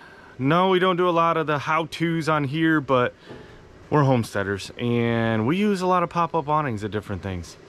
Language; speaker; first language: English; native; English